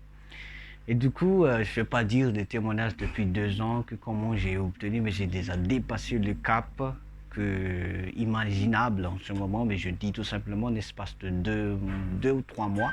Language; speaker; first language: French; non-native, local second language; Malagasy